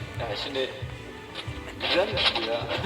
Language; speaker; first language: Turkish; native; Turkish